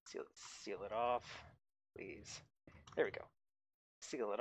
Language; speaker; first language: English; native; English